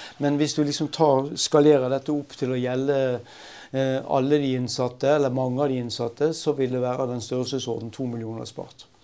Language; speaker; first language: Norwegian; native; Norwegian